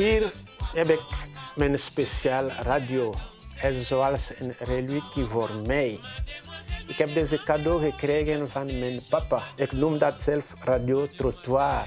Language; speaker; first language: Dutch; non-native, fluent; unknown